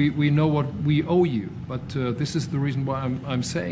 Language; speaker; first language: English; non-native, fluent; German